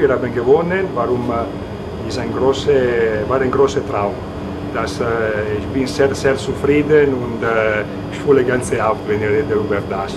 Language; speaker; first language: German; non-native, learner; Italian